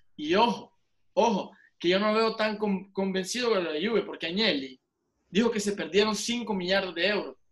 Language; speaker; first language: Spanish; native; Spanish